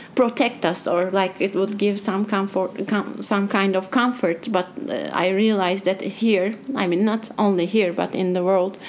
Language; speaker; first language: English; non-native, fluent; Turkish